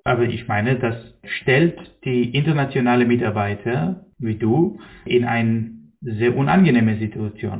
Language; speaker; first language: German; non-native, fluent; Hebrew